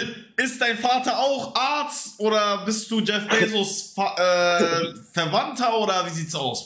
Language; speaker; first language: German; native; German